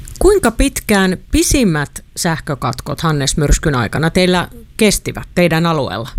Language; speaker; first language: Finnish; native; Finnish